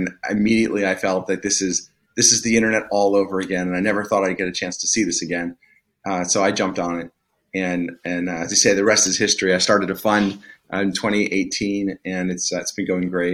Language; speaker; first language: English; native; English